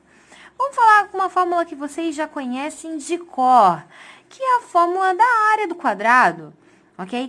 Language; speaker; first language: Portuguese; native; Portuguese